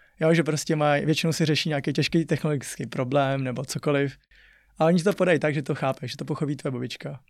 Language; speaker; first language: Czech; early bilingual, other home language; Chinese